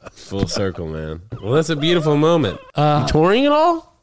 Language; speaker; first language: English; native; English